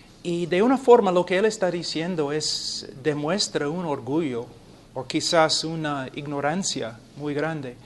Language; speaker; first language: Spanish; non-native, fluent; English